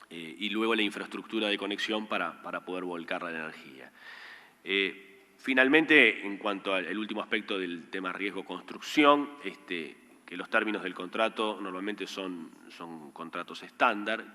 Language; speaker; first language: Spanish; native; Spanish